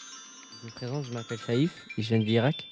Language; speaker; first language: French; early bilingual, other home language; Arabic